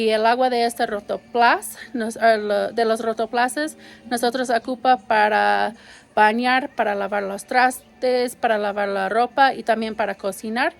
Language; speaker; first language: Spanish; non-native, learner; English